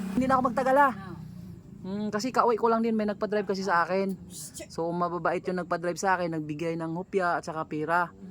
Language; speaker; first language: Filipino; native; Filipino